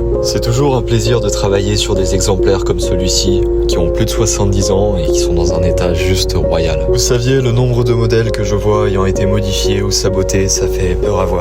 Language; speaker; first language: French; native; French